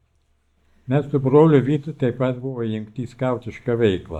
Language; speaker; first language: Lithuanian; native; Lithuanian